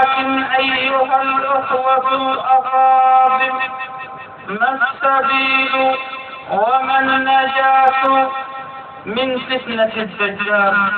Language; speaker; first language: Arabic; native; Arabic